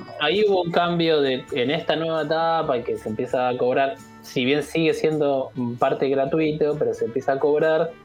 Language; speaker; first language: Spanish; native; Spanish